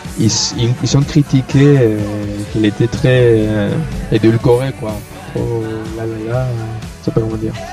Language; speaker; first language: French; non-native, fluent; Spanish